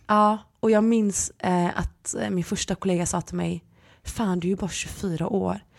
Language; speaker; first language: Swedish; early bilingual, other home language; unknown